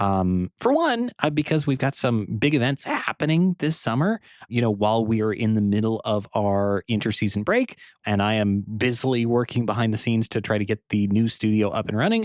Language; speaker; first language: English; native; English